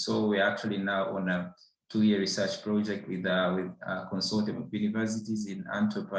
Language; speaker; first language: English; non-native, local second language; Swahili